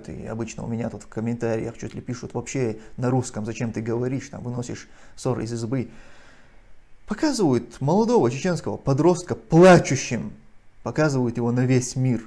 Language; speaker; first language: Russian; non-native, local second language; Chechen